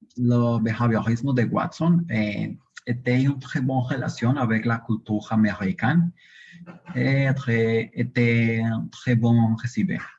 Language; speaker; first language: French; non-native, learner; Spanish